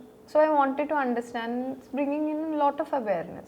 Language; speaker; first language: English; non-native, local second language; Malayalam